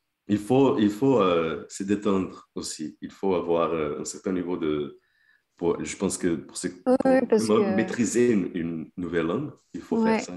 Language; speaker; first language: French; non-native, fluent; Portuguese